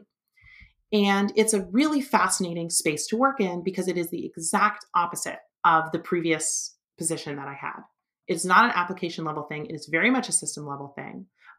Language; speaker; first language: English; native; English